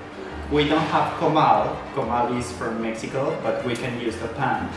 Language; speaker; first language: English; non-native, fluent; Spanish